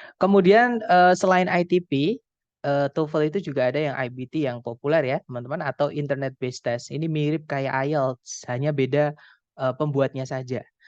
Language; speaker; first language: Indonesian; non-native, local second language; Javanese